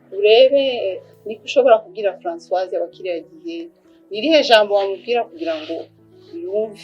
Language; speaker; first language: Kinyarwanda; native; Kinyarwanda